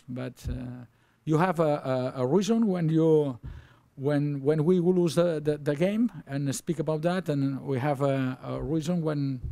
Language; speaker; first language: English; non-native, learner; Spanish